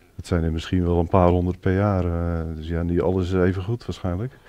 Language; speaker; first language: Dutch; native; Dutch